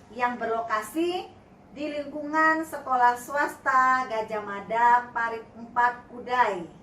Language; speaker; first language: Indonesian; native; Indonesian